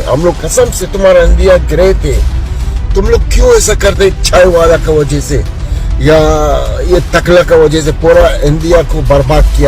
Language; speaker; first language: Hindi; non-native, learner; Arabic